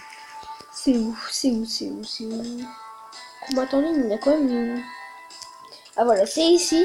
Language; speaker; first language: French; native; French